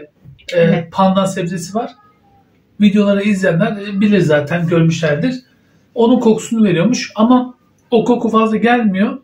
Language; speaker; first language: Turkish; native; Turkish